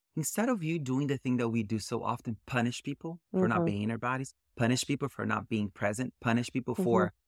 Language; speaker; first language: English; early bilingual, other home language; Portuguese